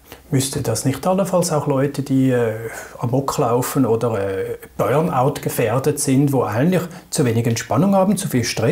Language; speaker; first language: German; native; German